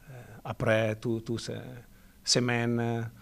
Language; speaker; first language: French; non-native, learner; Italian